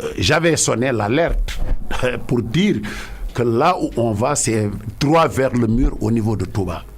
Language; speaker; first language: French; non-native, local second language; Wolof